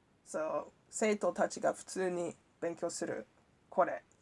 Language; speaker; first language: Japanese; non-native, learner; English